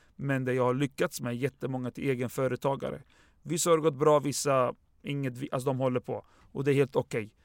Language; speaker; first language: Swedish; early bilingual, other home language; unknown